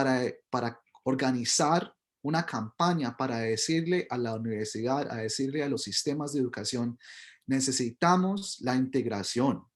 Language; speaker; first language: Spanish; early bilingual, heritage; Spanish